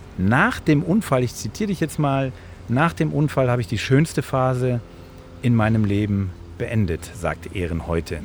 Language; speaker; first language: German; native; German